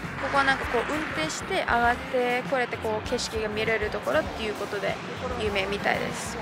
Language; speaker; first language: Japanese; early bilingual, heritage; Japanese